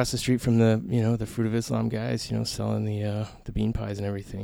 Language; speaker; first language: English; native; English